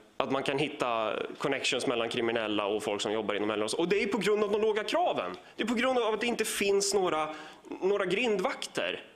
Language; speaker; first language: Swedish; native; Swedish